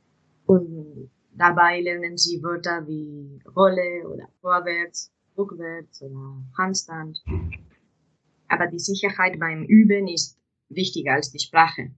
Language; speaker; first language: German; non-native, fluent; Spanish